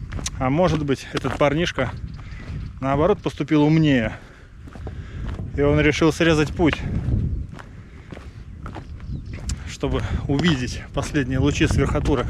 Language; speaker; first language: Russian; native; Russian